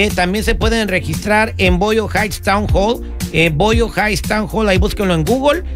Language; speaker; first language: Spanish; native; Spanish